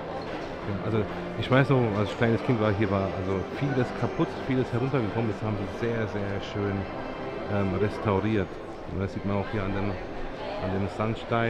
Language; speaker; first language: German; native; German